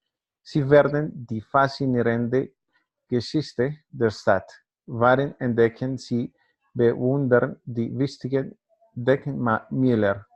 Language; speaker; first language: German; non-native, learner; Spanish